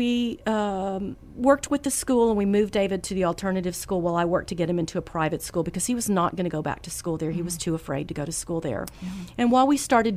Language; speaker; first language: English; native; English